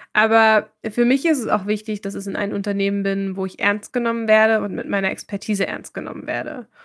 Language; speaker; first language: German; native; German